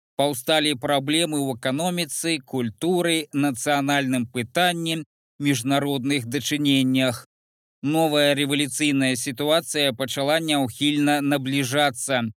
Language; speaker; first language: Belarusian; native; Belarusian